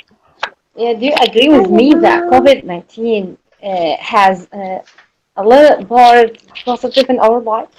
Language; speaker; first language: English; non-native, learner; Arabic